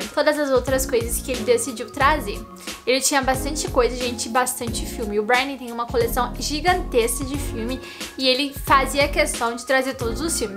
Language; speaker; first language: Portuguese; native; Portuguese